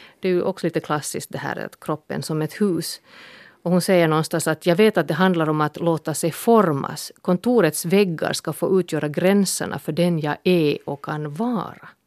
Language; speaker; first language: Swedish; native; Swedish